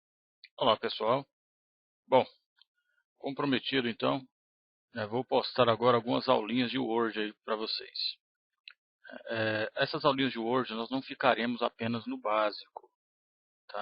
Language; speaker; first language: Portuguese; native; Portuguese